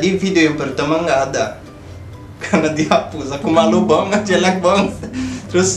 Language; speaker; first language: Indonesian; non-native, fluent; Portuguese